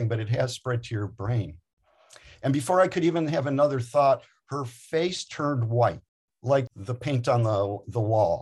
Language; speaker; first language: English; native; English